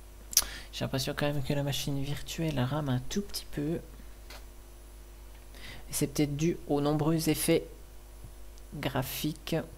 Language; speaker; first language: French; native; French